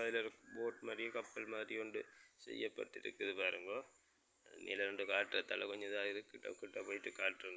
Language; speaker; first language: Tamil; native; Tamil